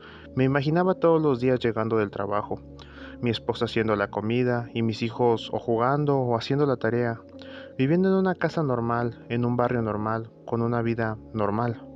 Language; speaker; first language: Spanish; native; Spanish